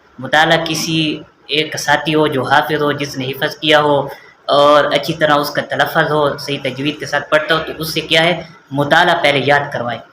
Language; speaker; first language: Urdu; non-native, local second language; Baluchi